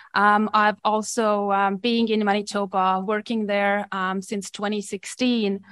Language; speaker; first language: English; non-native, fluent; Estonian